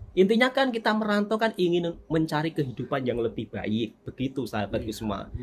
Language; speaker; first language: Indonesian; native; Indonesian